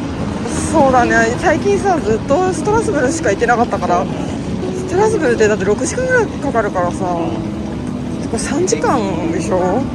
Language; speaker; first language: Japanese; native; Japanese